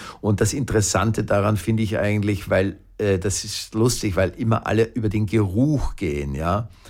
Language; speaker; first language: German; native; German